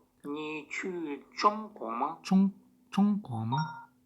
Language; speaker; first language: Chinese; non-native, learner; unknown